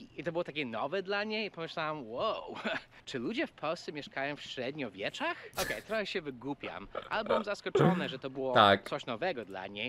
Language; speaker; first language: Polish; non-native, fluent; English